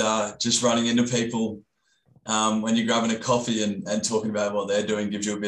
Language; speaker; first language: English; native; English